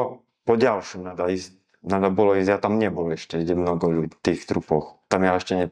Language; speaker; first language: Russian; non-native, learner; Slovak